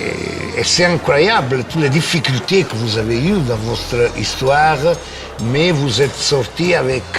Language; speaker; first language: French; non-native, fluent; Italian